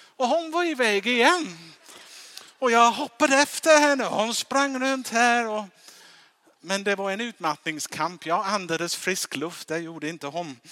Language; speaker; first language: Swedish; non-native, fluent; English